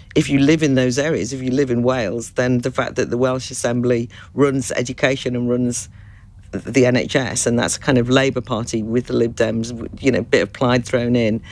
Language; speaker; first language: English; native; English